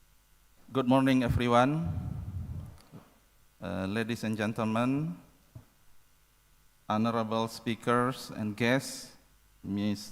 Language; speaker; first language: English; non-native, fluent; Indonesian